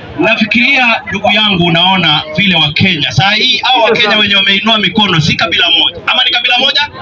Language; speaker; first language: Swahili; non-native, local second language; Kamba